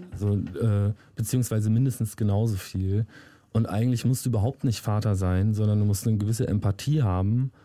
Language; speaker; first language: German; native; German